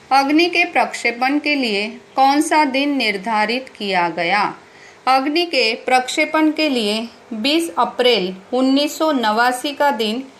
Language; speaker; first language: Hindi; non-native, local second language; Marathi